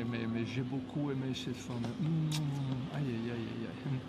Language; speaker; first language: French; non-native, fluent; Dutch